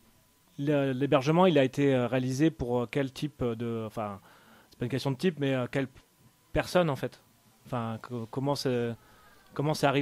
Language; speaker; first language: French; native; French